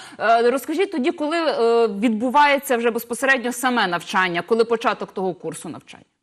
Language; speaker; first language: Ukrainian; native; Ukrainian